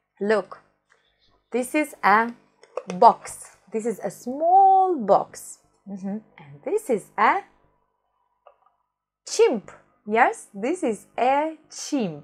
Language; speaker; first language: English; non-native, fluent; Russian